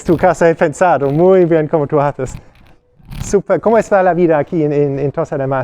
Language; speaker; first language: Spanish; non-native, learner; German